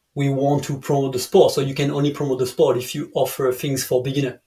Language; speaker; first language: English; non-native, fluent; French